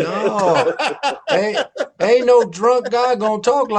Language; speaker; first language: English; native; English